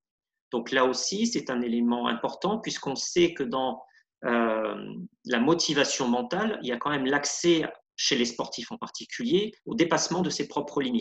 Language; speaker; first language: French; native; French